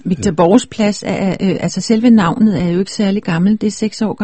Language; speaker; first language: Danish; native; Danish